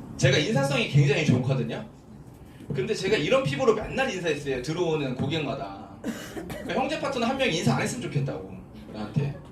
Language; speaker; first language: Korean; native; Korean